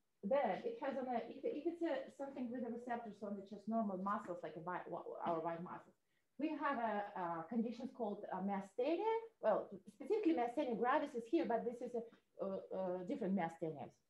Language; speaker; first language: English; non-native, fluent; Russian